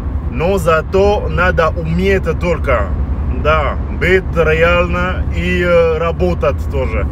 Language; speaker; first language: Russian; non-native, learner; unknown